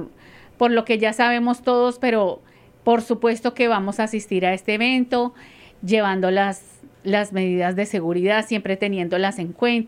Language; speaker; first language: Spanish; native; Spanish